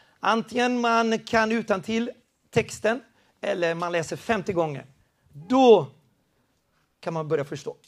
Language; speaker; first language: Swedish; non-native, fluent; Spanish